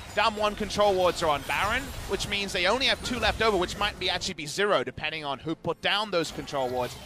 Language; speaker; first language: English; native; English